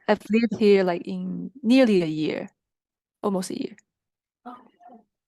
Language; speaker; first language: English; non-native, fluent; Chinese